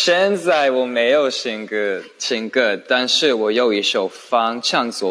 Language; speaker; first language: Chinese; non-native, learner; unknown